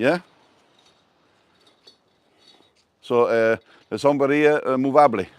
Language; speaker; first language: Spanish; non-native, learner; English